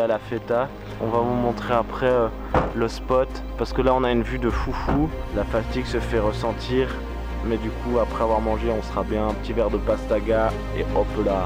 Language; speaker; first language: French; native; French